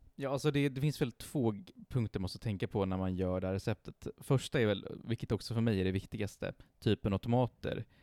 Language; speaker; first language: Swedish; non-native, fluent; Italian